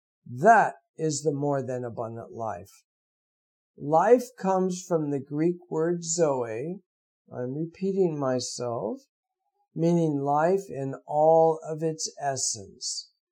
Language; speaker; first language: English; native; English